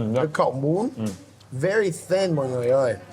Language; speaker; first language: Vietnamese; non-native, fluent; English